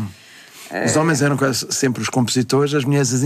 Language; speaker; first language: Portuguese; native; Portuguese